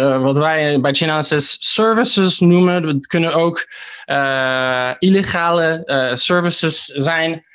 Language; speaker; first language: Dutch; early bilingual, heritage; Dutch